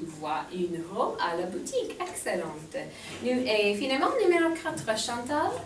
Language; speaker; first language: French; non-native, fluent; English